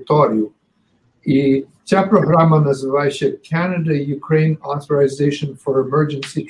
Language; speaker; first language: Ukrainian; early bilingual, heritage; Ukrainian